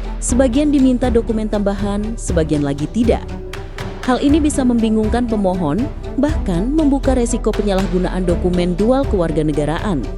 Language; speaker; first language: Indonesian; native; Indonesian